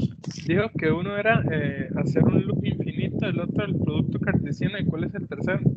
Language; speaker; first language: Spanish; native; Spanish